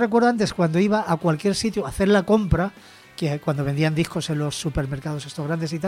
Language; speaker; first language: Spanish; native; Spanish